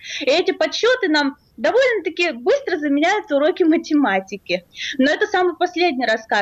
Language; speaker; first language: Russian; native; Russian